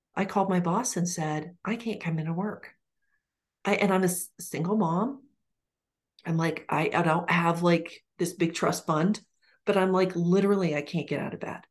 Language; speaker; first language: English; native; English